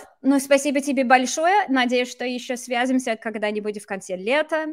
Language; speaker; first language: Russian; non-native, fluent; English